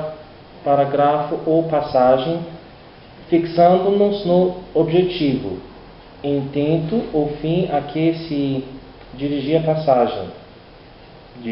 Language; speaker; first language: Portuguese; non-native, learner; English